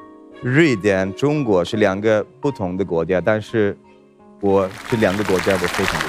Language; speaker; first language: Chinese; non-native, fluent; Swedish